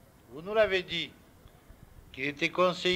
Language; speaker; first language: French; native; French